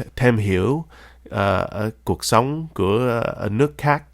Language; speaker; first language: Vietnamese; early bilingual, heritage; Vietnamese